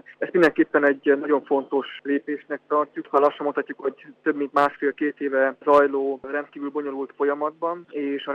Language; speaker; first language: Hungarian; native; Hungarian